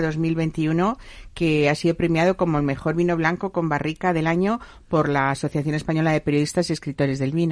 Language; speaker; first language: Spanish; native; Spanish